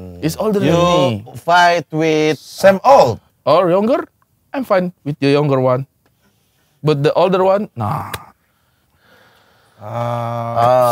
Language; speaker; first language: English; non-native, learner; Indonesian